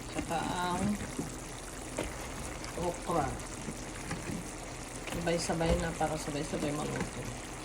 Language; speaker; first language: Filipino; native; Filipino